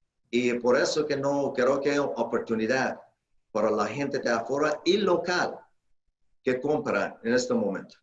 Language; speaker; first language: Spanish; non-native, learner; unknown